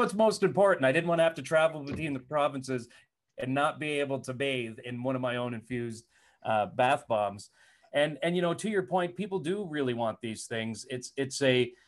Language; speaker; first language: English; native; English